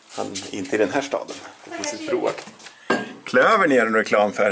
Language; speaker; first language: Swedish; native; Swedish